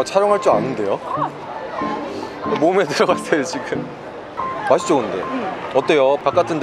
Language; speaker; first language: Korean; native; Korean